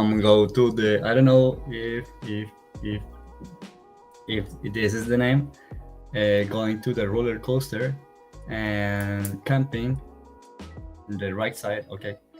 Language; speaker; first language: English; non-native, learner; Spanish